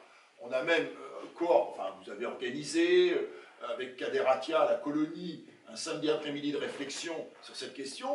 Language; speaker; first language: French; native; French